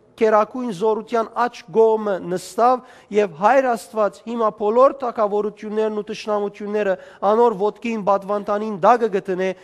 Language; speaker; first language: Armenian; native; Armenian